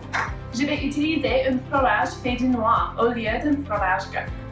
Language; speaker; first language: French; non-native, learner; English